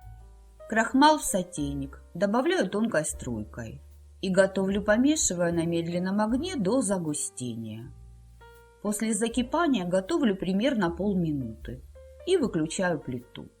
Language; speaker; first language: Russian; native; Russian